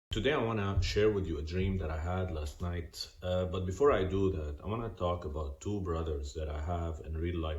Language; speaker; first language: English; non-native, fluent; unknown